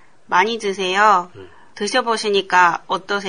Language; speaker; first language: Korean; non-native, learner; Japanese